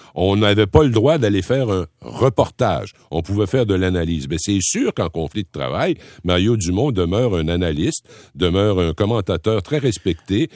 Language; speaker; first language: French; native; French